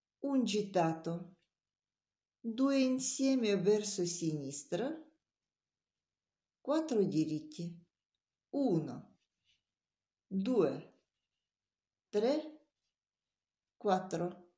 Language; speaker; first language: Italian; non-native, learner; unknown